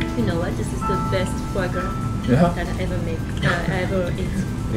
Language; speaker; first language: English; non-native, learner; French